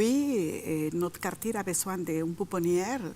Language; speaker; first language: French; non-native, fluent; Spanish